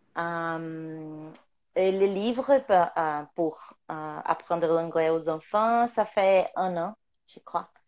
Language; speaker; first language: French; non-native, learner; Portuguese